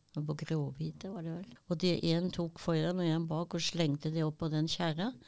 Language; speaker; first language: Norwegian; early bilingual, other home language; German